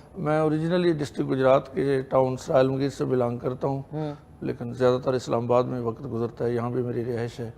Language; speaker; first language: Urdu; non-native, local second language; Punjabi